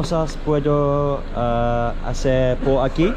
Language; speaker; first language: Spanish; non-native, learner; English